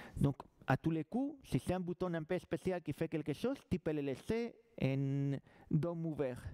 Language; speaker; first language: French; non-native, fluent; Spanish